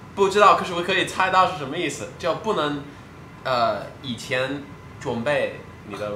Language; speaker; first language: Chinese; non-native, fluent; English